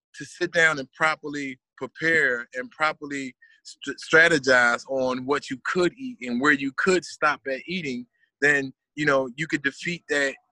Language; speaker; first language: English; native; English